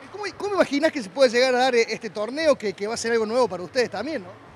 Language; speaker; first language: Spanish; native; Spanish